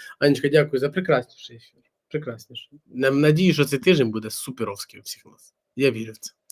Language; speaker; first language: Ukrainian; native; Ukrainian